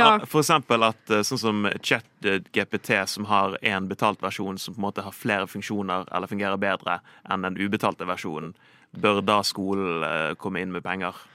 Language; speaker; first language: Norwegian; native; Norwegian